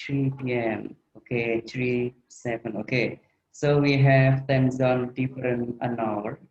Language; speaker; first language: English; non-native, fluent; Indonesian